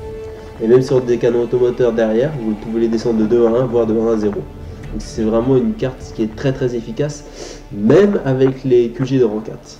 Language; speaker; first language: French; native; French